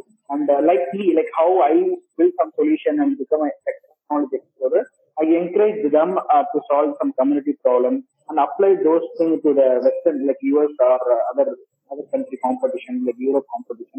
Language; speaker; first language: English; non-native, local second language; Tamil